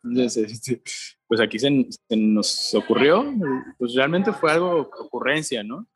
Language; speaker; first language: Spanish; native; Spanish